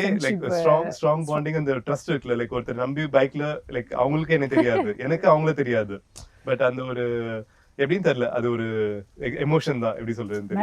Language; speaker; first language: Tamil; native; Tamil